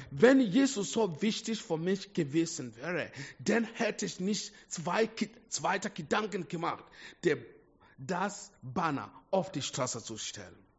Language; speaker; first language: German; non-native, fluent; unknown